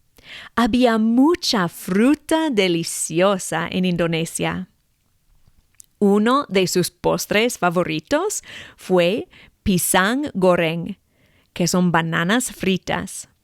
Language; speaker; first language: Spanish; non-native, fluent; English